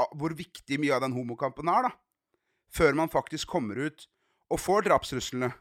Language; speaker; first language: Norwegian; native; Norwegian